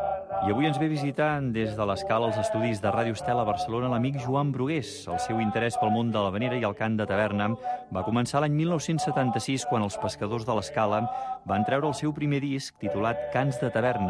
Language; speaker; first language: Catalan; native; Catalan